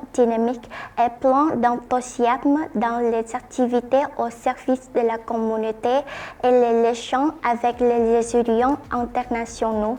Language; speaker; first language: French; non-native, fluent; Vietnamese